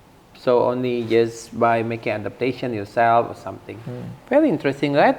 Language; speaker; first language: English; non-native, fluent; Indonesian